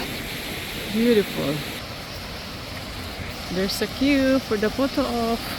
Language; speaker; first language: English; non-native, local second language; Filipino